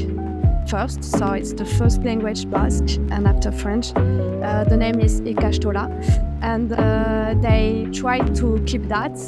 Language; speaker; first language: English; non-native, fluent; French